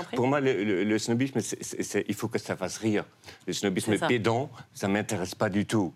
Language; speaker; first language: French; non-native, fluent; Dutch